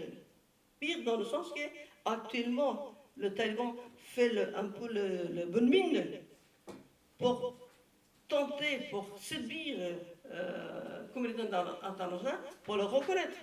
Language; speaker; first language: French; non-native, fluent; Persian